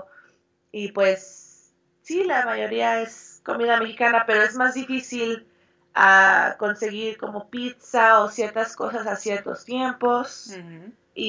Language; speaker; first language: Spanish; early bilingual, heritage; Spanish